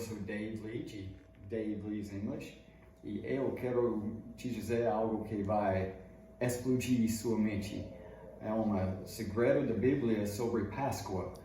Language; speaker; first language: Portuguese; non-native, fluent; English